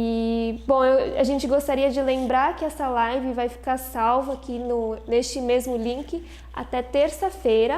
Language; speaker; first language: Portuguese; native; Portuguese